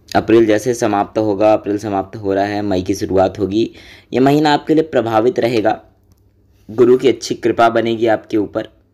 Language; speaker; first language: Hindi; native; Hindi